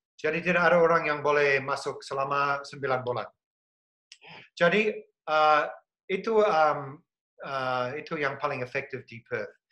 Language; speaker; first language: Indonesian; non-native, fluent; English